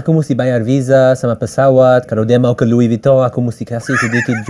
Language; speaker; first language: Indonesian; early bilingual, heritage; English